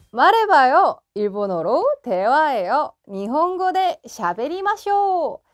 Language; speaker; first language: Korean; native; Korean